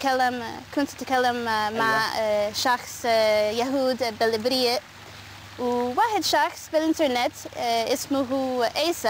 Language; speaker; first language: Arabic; non-native, learner; English